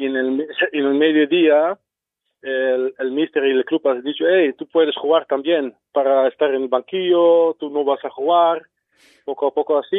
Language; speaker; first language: Spanish; non-native, fluent; Dutch